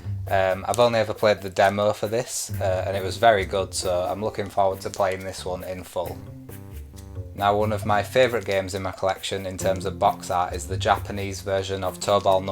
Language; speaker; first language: English; native; English